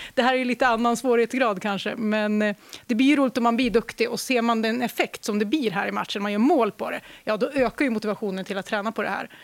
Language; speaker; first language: Swedish; native; Swedish